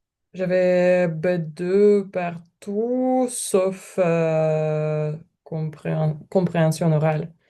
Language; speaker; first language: French; non-native, learner; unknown